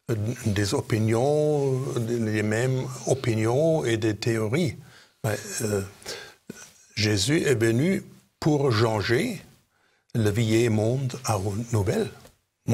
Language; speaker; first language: French; non-native, fluent; German